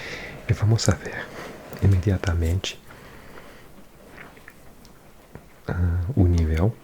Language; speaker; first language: Portuguese; non-native, learner; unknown